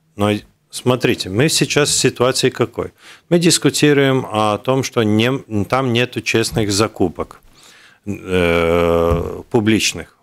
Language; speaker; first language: Russian; non-native, local second language; Latvian